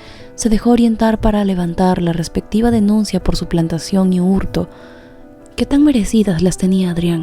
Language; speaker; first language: Spanish; native; Spanish